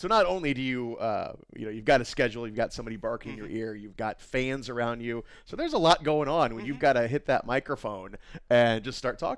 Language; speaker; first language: English; native; English